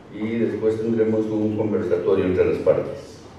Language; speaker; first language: Spanish; native; Spanish